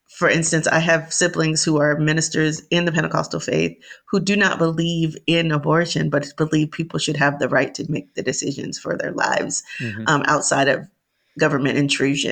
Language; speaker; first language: English; native; English